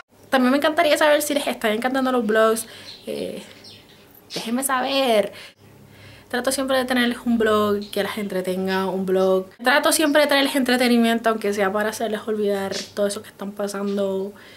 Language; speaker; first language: Spanish; native; Spanish